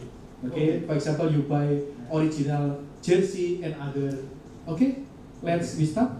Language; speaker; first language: English; non-native, learner; Indonesian